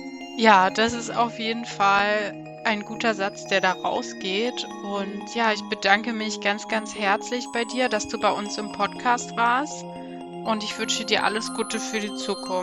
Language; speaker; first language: German; native; German